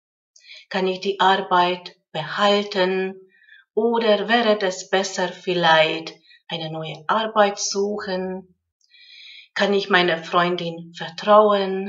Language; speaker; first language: German; non-native, fluent; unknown